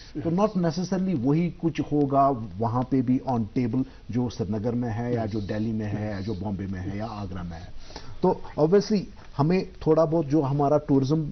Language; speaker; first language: Hindi; non-native, local second language; Kashmiri